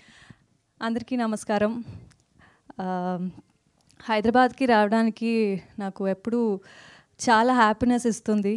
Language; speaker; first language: Telugu; non-native, learner; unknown